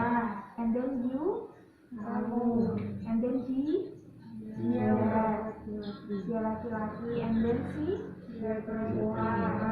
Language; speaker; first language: English; non-native, learner; Indonesian